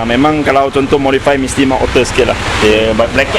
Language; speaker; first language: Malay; non-native, local second language; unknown